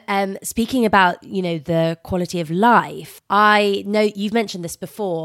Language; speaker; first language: English; native; English